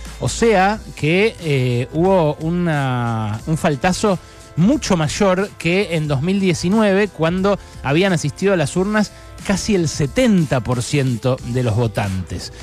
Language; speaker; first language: Spanish; native; Spanish